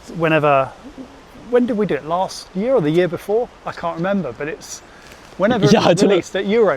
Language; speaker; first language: English; native; English